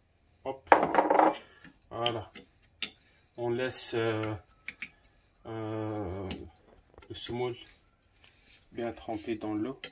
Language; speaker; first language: French; non-native, local second language; Arabic